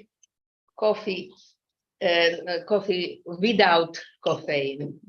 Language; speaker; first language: English; non-native, learner; Slovak